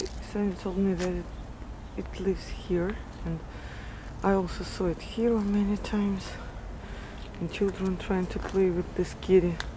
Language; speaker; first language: English; non-native, fluent; Russian